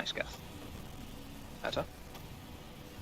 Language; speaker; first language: Welsh; non-native, local second language; English